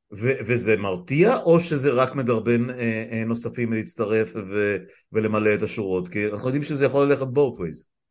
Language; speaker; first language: Hebrew; native; Hebrew